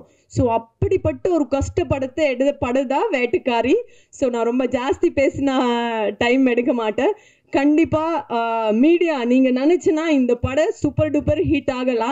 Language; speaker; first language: Tamil; non-native, learner; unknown